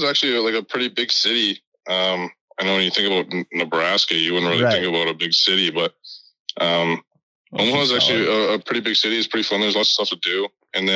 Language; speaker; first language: English; native; English